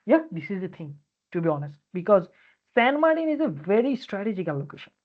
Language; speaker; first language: English; non-native, local second language; Bangla